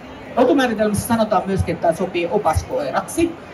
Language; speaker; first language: Finnish; native; Finnish